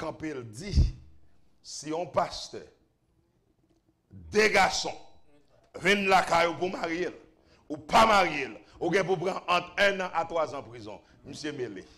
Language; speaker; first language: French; non-native, local second language; Haitian Creole